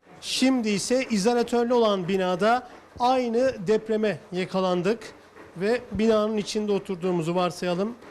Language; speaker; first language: Turkish; native; Turkish